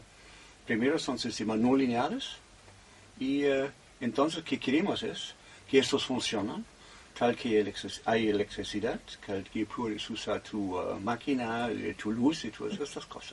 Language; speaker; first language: Spanish; non-native, fluent; German